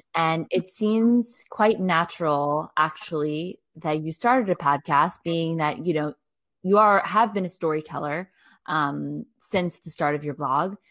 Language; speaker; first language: English; native; English